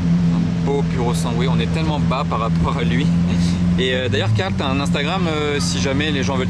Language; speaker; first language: French; native; French